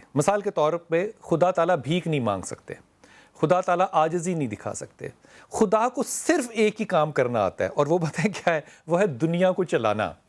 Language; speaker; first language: Urdu; native; Urdu